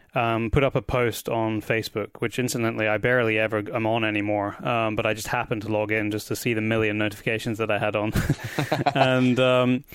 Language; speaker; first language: English; native; English